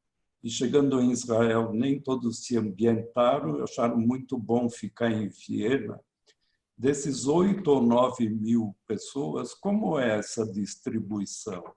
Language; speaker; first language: Portuguese; early bilingual, other home language; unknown